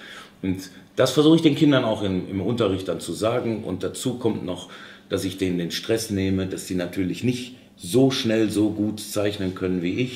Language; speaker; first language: German; native; German